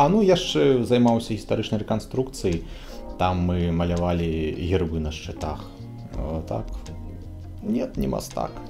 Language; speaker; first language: Belarusian; non-native, local second language; Russian